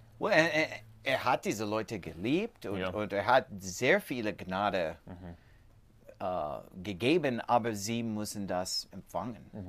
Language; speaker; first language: German; non-native, learner; English